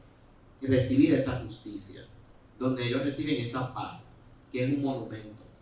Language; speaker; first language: Spanish; native; Spanish